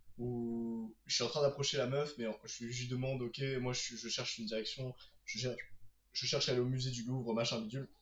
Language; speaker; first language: French; native; French